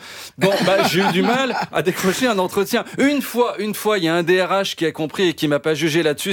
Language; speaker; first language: French; native; French